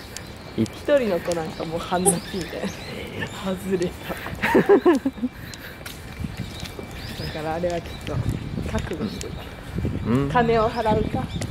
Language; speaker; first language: Japanese; native; Japanese